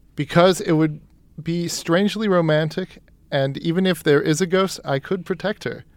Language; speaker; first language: English; native; English